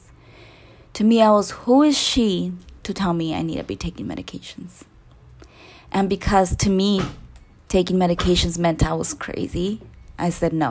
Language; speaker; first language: English; early bilingual, other home language; Spanish